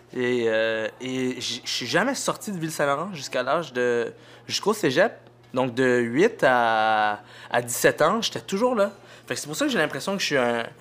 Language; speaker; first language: French; early bilingual, other home language; Arabic